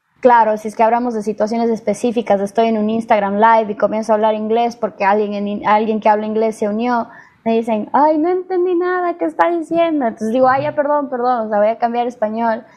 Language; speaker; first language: Spanish; native; Spanish